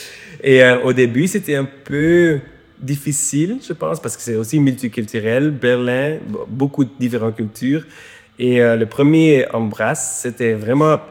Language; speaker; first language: French; non-native, learner; Dutch